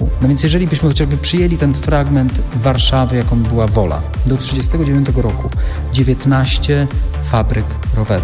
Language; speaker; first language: Polish; native; Polish